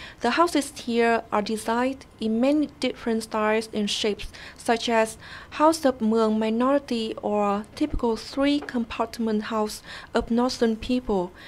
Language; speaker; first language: English; non-native, fluent; Vietnamese